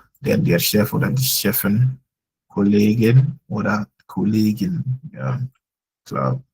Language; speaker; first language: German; non-native, fluent; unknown